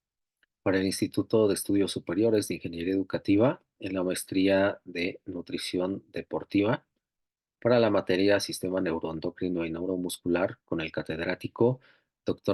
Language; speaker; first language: Spanish; native; Spanish